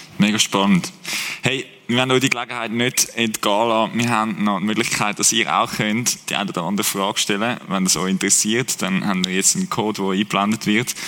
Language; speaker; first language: German; native; German